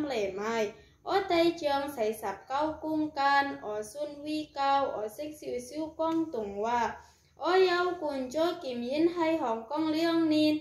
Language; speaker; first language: Cantonese; non-native, learner; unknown